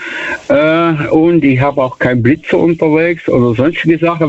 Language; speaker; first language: German; native; German